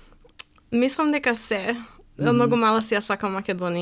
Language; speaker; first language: Macedonian; early bilingual, heritage; Macedonian